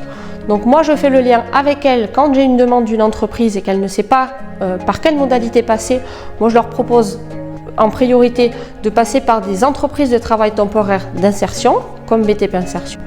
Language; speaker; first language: French; native; French